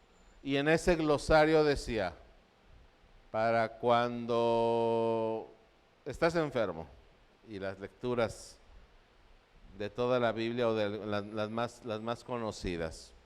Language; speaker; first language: Spanish; native; Spanish